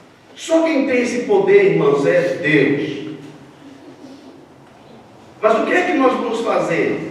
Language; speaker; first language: Portuguese; native; Portuguese